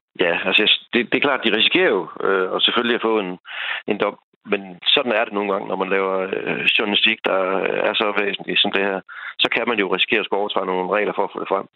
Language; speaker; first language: Danish; native; Danish